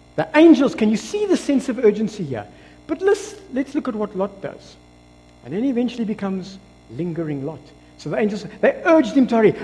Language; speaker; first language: English; non-native, local second language; Afrikaans